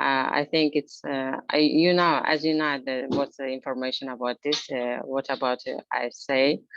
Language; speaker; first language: English; non-native, learner; Azerbaijani